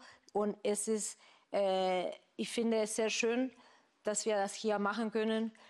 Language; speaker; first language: German; non-native, fluent; Spanish